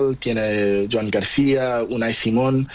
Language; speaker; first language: Spanish; non-native, learner; Portuguese